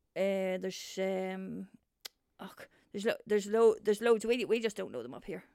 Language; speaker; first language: English; native; English